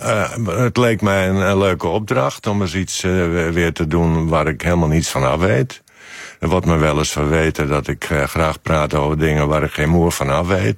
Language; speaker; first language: Dutch; native; Dutch